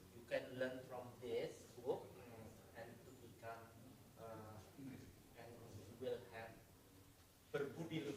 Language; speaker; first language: English; non-native, learner; Indonesian